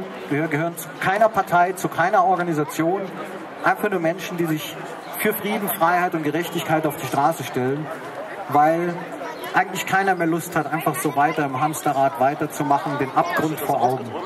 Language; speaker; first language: German; native; German